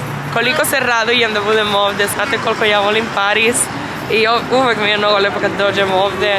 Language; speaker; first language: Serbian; early bilingual, heritage; Serbian